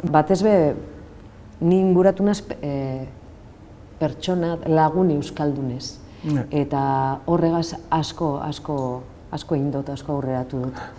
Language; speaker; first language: Basque; non-native, local second language; Spanish